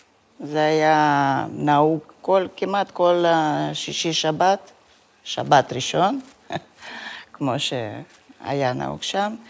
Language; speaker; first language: Hebrew; non-native, fluent; Russian